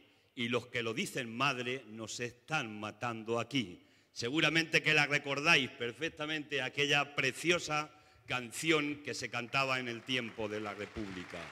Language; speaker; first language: Spanish; native; Spanish